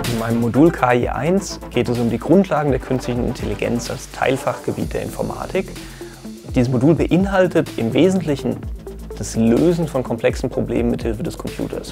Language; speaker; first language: German; native; German